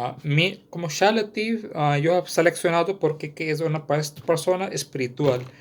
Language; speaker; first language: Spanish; non-native, learner; Sindhi